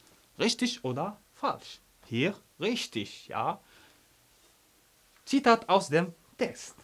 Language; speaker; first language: German; non-native, fluent; Arabic